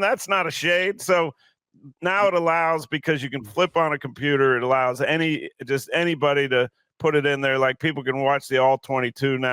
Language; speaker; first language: English; native; English